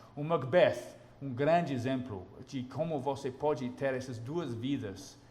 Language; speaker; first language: Portuguese; non-native, fluent; English